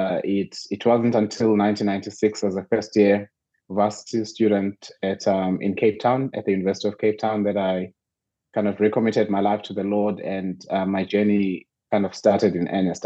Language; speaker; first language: English; non-native, local second language; Zulu